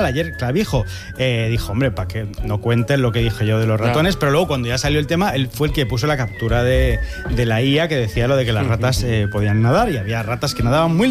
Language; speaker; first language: Spanish; native; Spanish